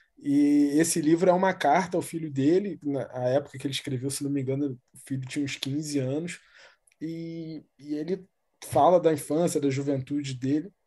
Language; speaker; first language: Portuguese; native; Portuguese